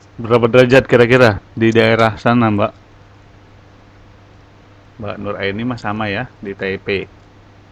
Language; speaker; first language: Indonesian; native; Indonesian